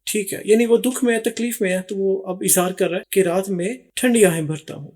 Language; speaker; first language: Urdu; native; Urdu